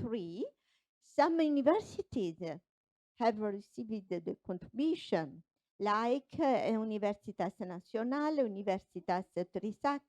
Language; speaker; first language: English; non-native, fluent; Italian